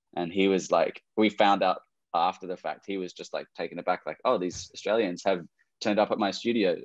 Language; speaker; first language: English; native; English